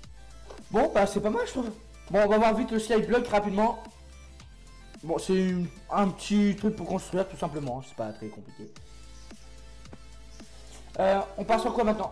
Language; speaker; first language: French; native; French